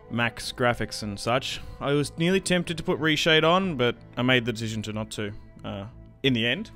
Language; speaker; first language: English; native; English